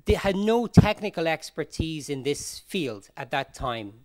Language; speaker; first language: English; native; English